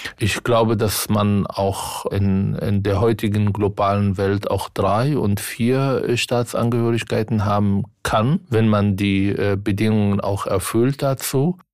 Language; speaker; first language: German; non-native, fluent; Arabic